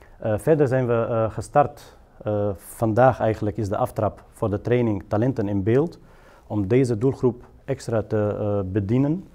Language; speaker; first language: Dutch; non-native, fluent; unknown